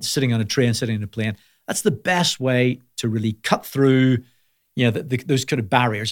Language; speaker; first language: English; native; English